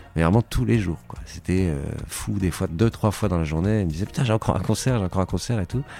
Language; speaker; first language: French; native; French